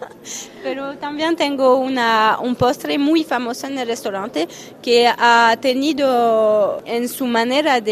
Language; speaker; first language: Spanish; non-native, fluent; French